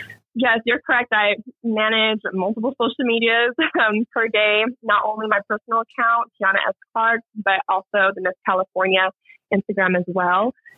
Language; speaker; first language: English; native; English